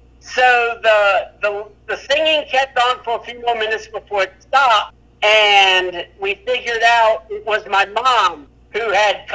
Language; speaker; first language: English; native; English